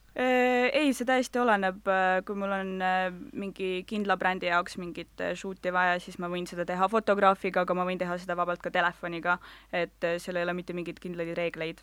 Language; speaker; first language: Estonian; non-native, local second language; Russian